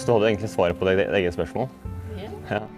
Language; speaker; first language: Norwegian; native; Norwegian